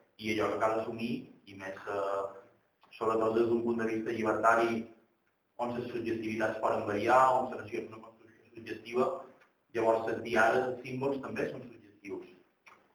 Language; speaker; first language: Catalan; native; Catalan